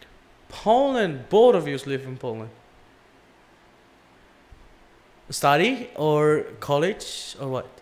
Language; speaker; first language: English; non-native, learner; Indonesian